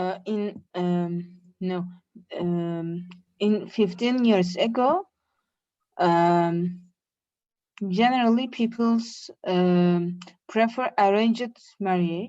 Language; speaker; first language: English; non-native, learner; Turkish